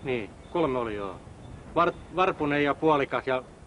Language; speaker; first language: Finnish; native; Finnish